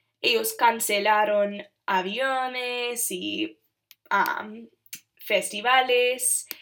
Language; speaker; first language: Spanish; non-native, learner; English